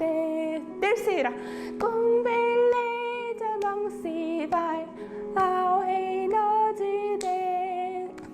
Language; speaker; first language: Portuguese; non-native, fluent; Korean